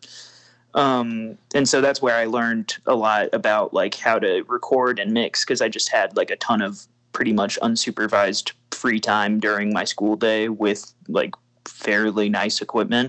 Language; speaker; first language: English; native; English